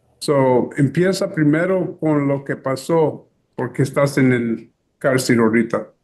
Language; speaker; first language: Spanish; early bilingual, heritage; English